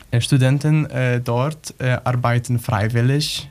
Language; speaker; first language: German; non-native, learner; Polish